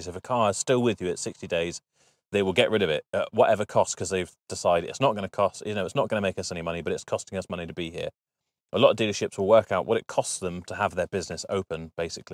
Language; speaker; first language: English; native; English